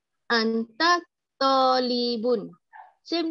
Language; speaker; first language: English; non-native, learner; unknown